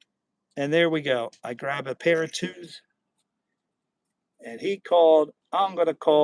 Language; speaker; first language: English; native; English